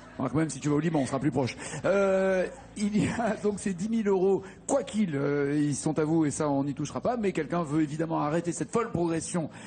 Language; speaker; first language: French; native; French